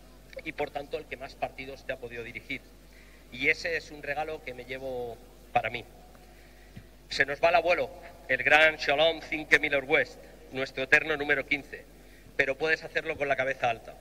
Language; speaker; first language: Spanish; native; Spanish